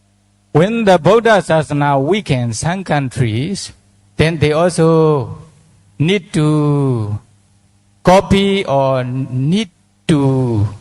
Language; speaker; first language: English; non-native, fluent; Burmese